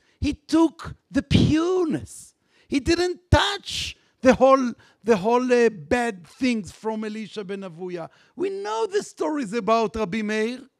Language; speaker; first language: English; non-native, fluent; Hebrew